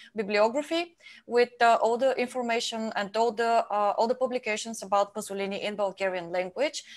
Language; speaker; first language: English; non-native, fluent; Bulgarian